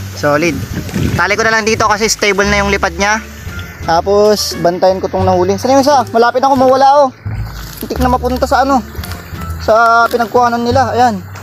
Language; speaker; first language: Filipino; non-native, local second language; Iloko